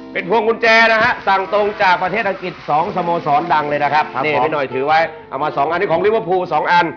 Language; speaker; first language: Thai; native; Thai